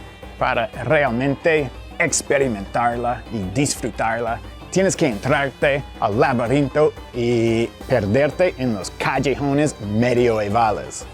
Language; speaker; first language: Spanish; non-native, fluent; English